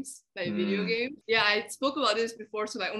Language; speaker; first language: English; non-native, local second language; Chinese